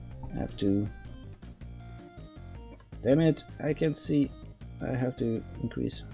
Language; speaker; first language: English; non-native, fluent; Norwegian